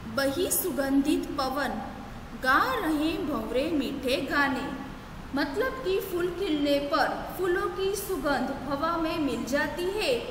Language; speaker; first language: Hindi; non-native, local second language; Gujarati